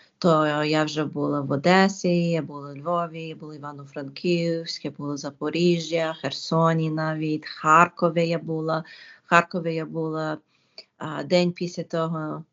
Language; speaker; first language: Ukrainian; early bilingual, heritage; Ukrainian